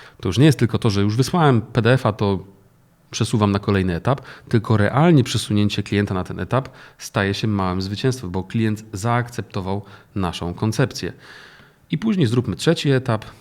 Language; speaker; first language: Polish; native; Polish